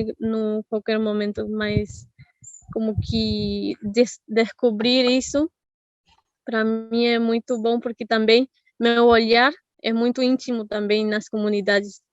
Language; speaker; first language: Portuguese; non-native, fluent; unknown